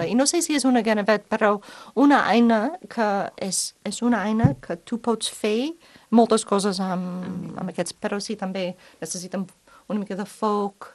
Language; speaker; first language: Catalan; non-native, fluent; English